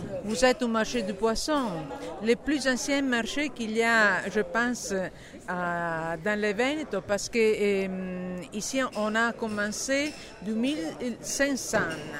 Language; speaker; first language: French; non-native, learner; Italian